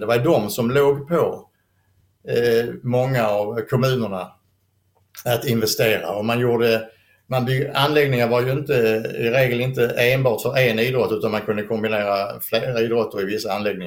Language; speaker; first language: Swedish; native; Swedish